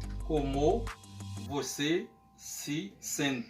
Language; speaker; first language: Portuguese; non-native, fluent; Haitian Creole